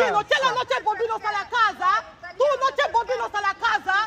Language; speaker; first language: Italian; non-native, learner; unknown